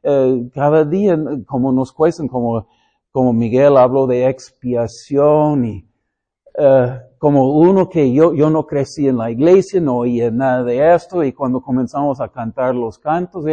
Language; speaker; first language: Spanish; non-native, fluent; English